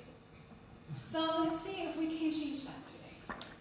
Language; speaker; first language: English; non-native, fluent; German